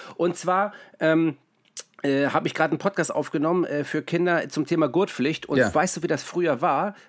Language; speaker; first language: German; native; German